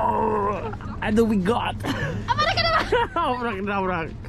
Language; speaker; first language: English; non-native, learner; Javanese